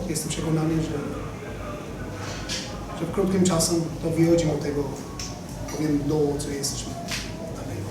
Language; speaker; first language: Polish; non-native, fluent; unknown